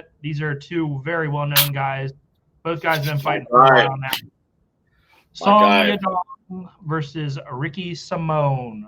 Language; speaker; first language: English; native; English